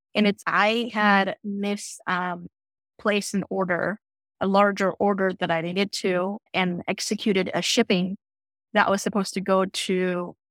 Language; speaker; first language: English; non-native, local second language; Gujarati